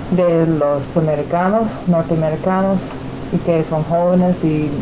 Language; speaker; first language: Spanish; non-native, learner; English